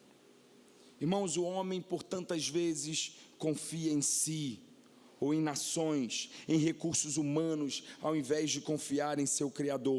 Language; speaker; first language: Portuguese; native; Portuguese